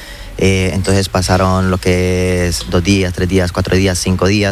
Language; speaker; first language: Spanish; native; Spanish